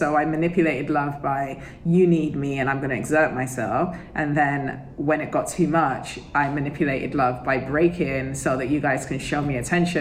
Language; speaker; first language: English; native; English